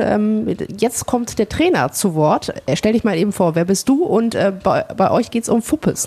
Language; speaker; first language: German; native; German